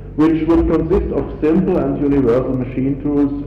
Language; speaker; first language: English; non-native, fluent; German